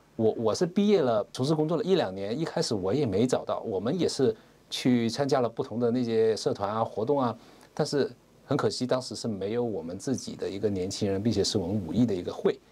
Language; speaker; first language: Chinese; non-native, local second language; Cantonese